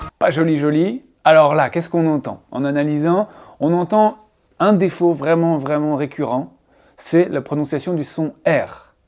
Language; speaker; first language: French; native; French